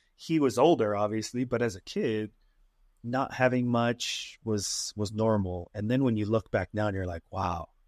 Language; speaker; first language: English; native; English